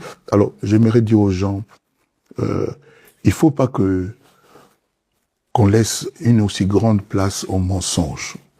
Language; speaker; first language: French; non-native, local second language; Lingala